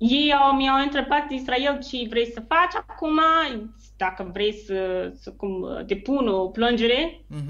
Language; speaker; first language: Romanian; non-native, learner; English